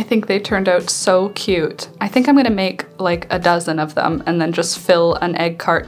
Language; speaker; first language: English; native; English